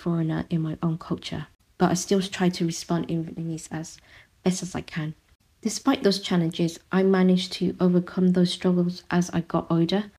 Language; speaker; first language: English; non-native, local second language; Vietnamese